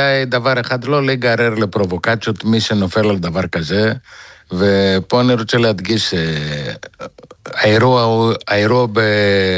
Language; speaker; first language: Hebrew; non-native, fluent; Greek